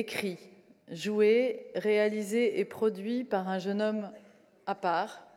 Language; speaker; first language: French; native; French